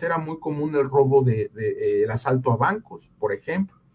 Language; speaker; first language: Spanish; native; Spanish